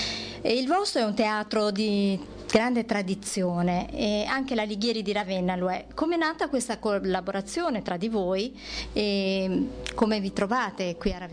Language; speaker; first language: Italian; native; Italian